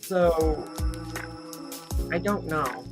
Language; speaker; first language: English; native; English